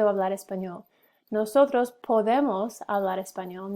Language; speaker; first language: Spanish; non-native, fluent; English